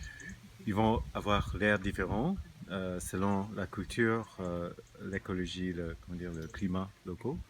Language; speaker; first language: French; non-native, fluent; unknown